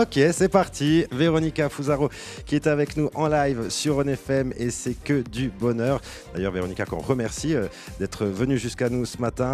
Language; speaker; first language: French; native; French